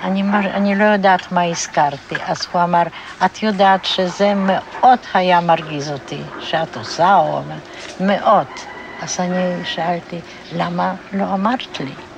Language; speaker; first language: Hebrew; non-native, fluent; Polish